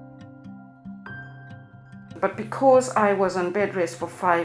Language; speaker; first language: English; non-native, local second language; Shona